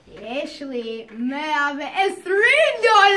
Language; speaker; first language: Hebrew; non-native, learner; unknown